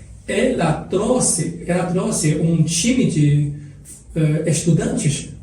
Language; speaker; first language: Portuguese; non-native, fluent; Chinese